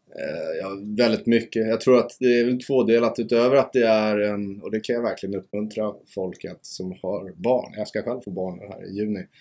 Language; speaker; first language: Swedish; native; Swedish